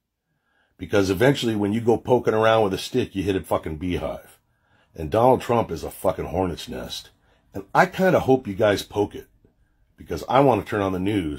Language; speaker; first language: English; native; English